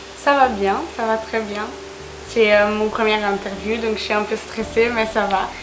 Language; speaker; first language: French; native; French